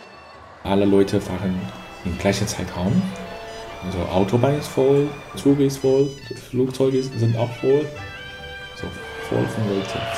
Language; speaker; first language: German; non-native, learner; Chinese